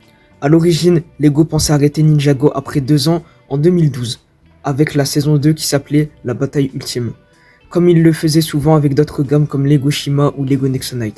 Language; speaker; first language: French; native; French